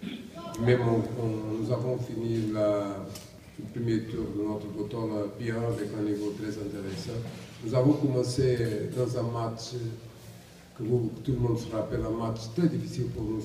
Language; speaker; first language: French; non-native, learner; Portuguese